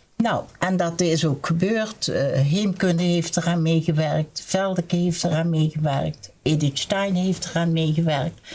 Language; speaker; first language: Dutch; native; Dutch